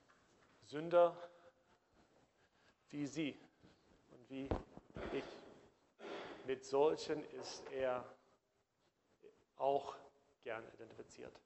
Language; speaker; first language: German; non-native, fluent; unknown